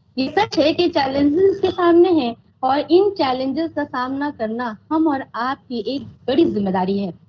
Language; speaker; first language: Urdu; native; Urdu